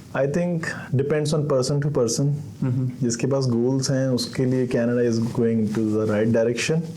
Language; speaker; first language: Hindi; native; Hindi